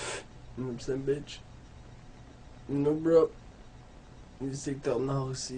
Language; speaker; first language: French; native; French